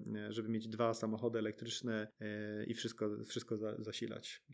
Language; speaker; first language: Polish; early bilingual, heritage; Polish